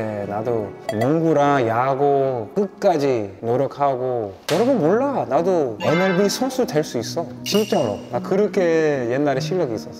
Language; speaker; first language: Korean; non-native, learner; English